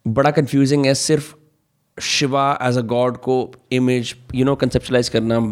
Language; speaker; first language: Hindi; native; Hindi